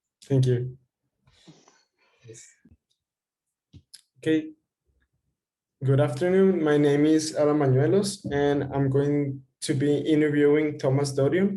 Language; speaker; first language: English; non-native, fluent; Spanish